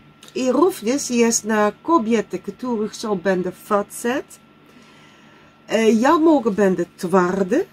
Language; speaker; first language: Polish; non-native, learner; Dutch